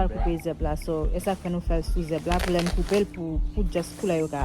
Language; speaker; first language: Haitian Creole; early bilingual, heritage; Haitian Creole